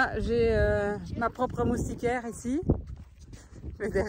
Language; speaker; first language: French; native; French